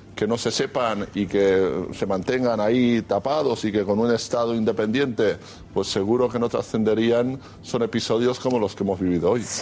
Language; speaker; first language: Spanish; native; Spanish